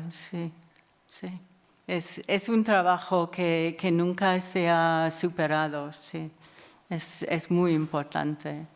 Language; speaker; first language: Spanish; non-native, fluent; English